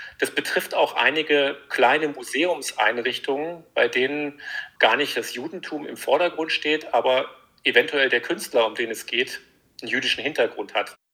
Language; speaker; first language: German; native; German